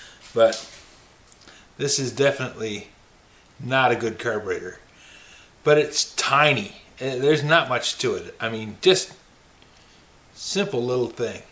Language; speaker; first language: English; native; English